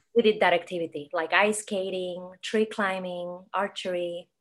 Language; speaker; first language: English; non-native, fluent; Spanish